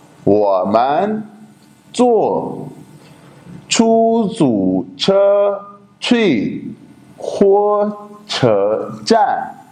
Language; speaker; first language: Chinese; non-native, fluent; Urdu